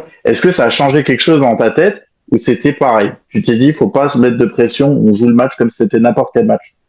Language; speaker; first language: French; native; French